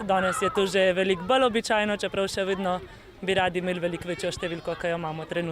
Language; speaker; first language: Slovenian; native; Slovenian